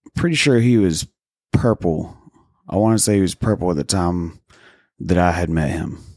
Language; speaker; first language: English; native; English